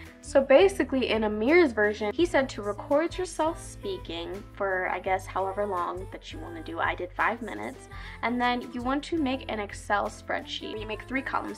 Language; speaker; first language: English; native; English